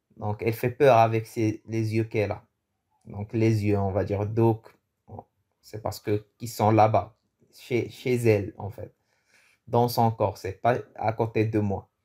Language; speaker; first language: French; early bilingual, other home language; Arabic